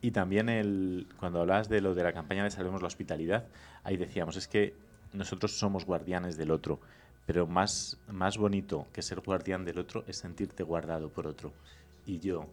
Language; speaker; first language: Spanish; native; Spanish